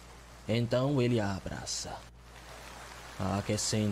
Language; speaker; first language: Portuguese; native; Portuguese